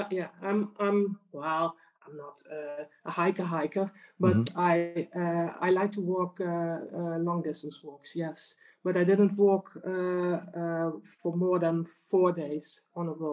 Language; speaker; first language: English; non-native, fluent; Dutch